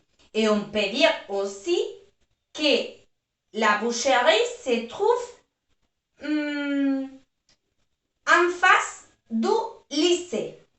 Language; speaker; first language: French; non-native, fluent; Spanish